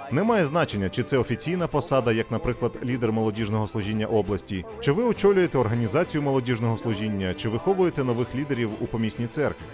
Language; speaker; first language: Ukrainian; non-native, fluent; English